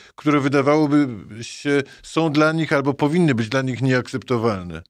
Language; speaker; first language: Polish; native; Polish